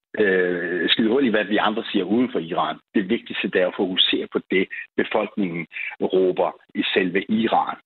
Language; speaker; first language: Danish; early bilingual, other home language; Persian